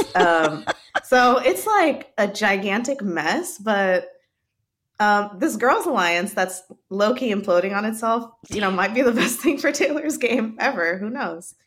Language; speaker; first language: English; native; English